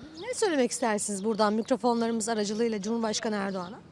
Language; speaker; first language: Turkish; native; Turkish